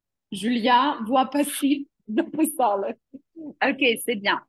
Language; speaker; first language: French; non-native, fluent; Ukrainian